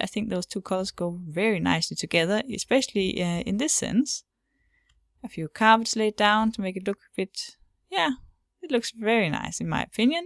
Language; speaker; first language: English; non-native, fluent; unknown